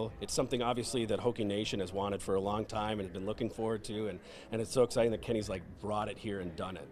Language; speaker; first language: English; native; English